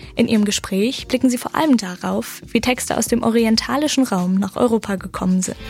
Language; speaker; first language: German; native; German